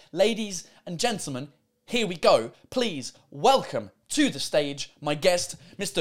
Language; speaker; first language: English; native; English